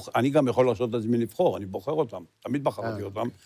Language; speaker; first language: Hebrew; native; Hebrew